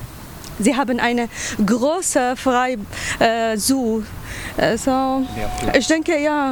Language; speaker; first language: German; non-native, learner; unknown